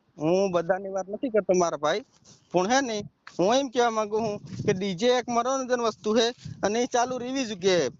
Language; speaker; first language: Gujarati; non-native, local second language; Bhili